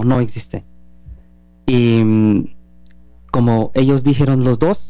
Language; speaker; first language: Spanish; non-native, learner; Bangla